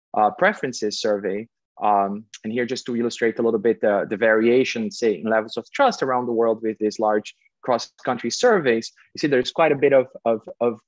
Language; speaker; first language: English; non-native, fluent; Portuguese